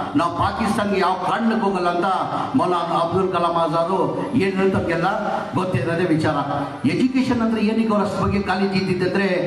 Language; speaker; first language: Kannada; non-native, local second language; Urdu